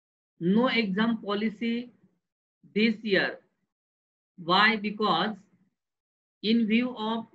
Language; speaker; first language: English; non-native, local second language; Marathi